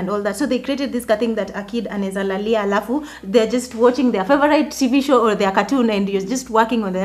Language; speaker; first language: English; non-native, local second language; Swahili